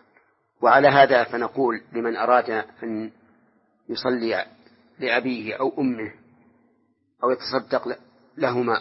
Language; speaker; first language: Arabic; native; Arabic